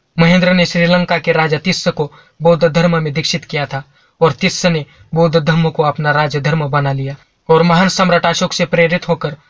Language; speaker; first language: Hindi; non-native, local second language; Marathi